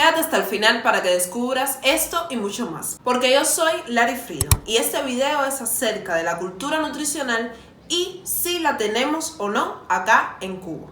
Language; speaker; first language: Spanish; native; Spanish